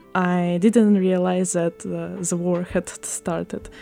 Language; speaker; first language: English; non-native, fluent; Russian